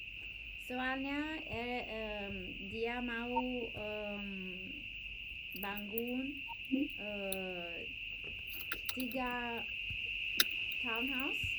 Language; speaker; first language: Indonesian; non-native, learner; English